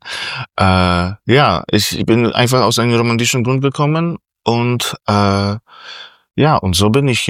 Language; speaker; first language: German; non-native, fluent; Polish